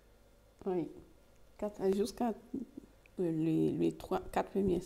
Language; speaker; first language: French; non-native, fluent; Portuguese